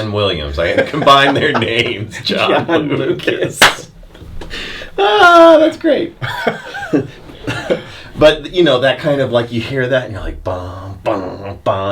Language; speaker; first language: English; native; English